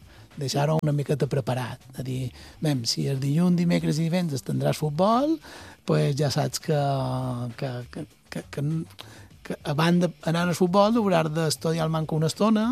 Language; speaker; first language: Catalan; native; Catalan